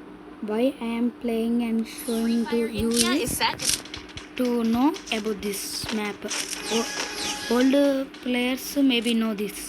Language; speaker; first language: English; non-native, local second language; Telugu